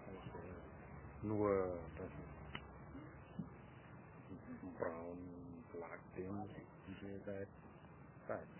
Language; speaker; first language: German; non-native, learner; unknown